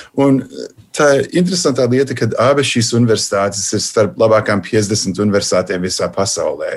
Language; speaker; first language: Latvian; non-native, fluent; English